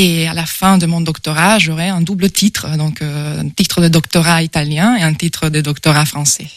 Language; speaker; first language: French; non-native, fluent; Italian